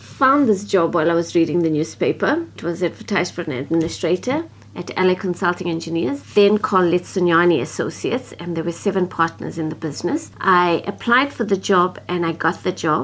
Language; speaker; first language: English; native; English